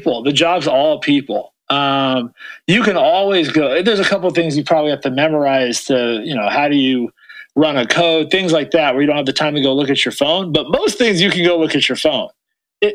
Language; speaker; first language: English; native; English